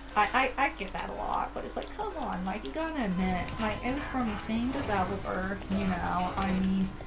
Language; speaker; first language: English; native; English